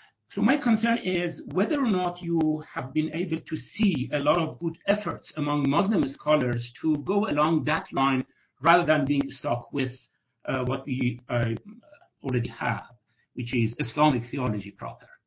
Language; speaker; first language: English; non-native, fluent; Persian